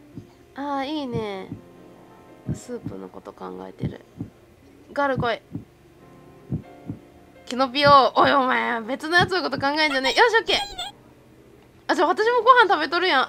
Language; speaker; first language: Japanese; native; Japanese